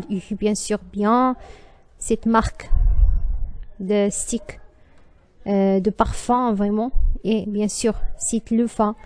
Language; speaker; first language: French; non-native, learner; Arabic